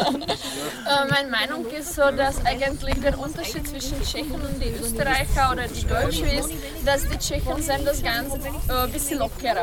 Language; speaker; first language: German; non-native, fluent; Czech